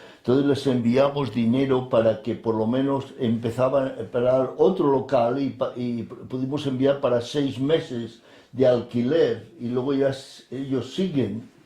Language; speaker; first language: Spanish; native; Spanish